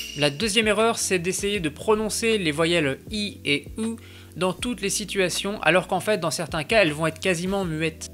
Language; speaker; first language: French; native; French